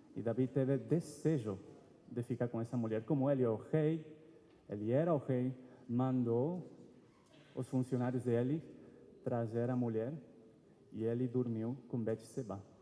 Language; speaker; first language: Portuguese; non-native, fluent; Spanish